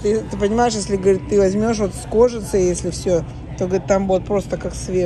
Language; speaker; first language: Russian; native; Russian